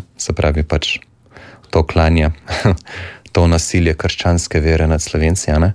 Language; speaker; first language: Slovenian; native; Slovenian